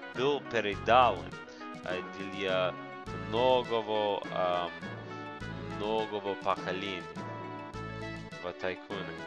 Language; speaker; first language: Russian; non-native, learner; English